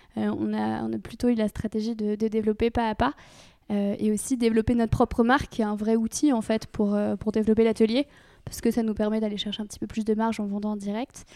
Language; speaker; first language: French; native; French